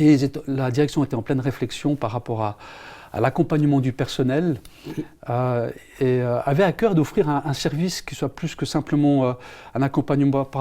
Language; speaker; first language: French; native; French